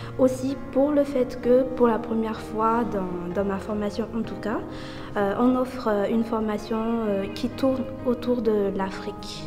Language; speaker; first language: French; non-native, local second language; Malagasy